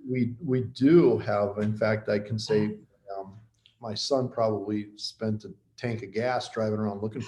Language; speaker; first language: English; native; English